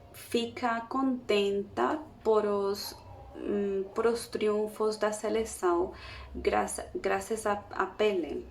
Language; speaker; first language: Portuguese; non-native, learner; Spanish